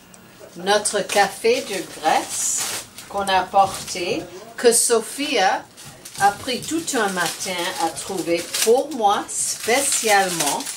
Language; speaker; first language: French; non-native, learner; English